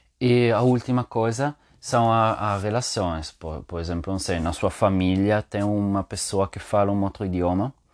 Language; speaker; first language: Portuguese; non-native, learner; Spanish